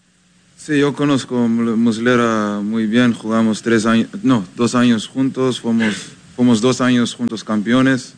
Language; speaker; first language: Spanish; non-native, fluent; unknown